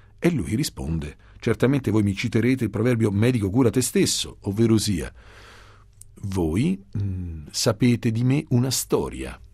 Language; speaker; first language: Italian; native; Italian